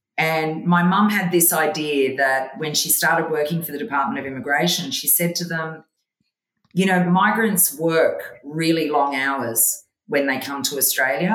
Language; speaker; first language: English; early bilingual, other home language; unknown